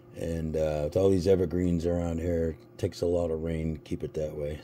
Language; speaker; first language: English; native; English